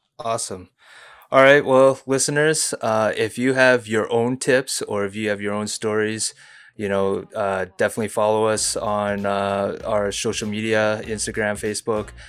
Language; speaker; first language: English; early bilingual, other home language; Cantonese